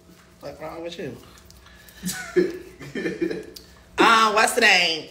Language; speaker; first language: English; native; English